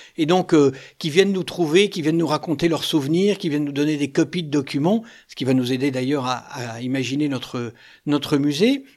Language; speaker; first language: French; native; French